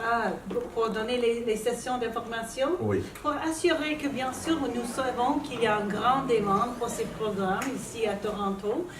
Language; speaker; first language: French; non-native, local second language; English